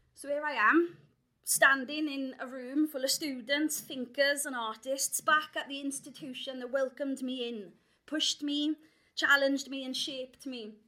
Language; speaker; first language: English; native; English